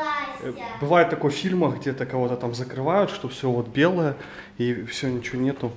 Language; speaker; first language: Russian; native; Russian